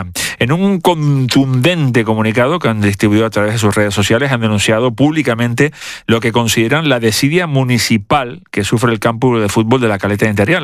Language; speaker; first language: Spanish; native; Spanish